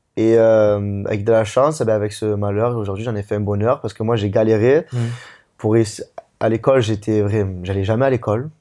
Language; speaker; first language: French; native; French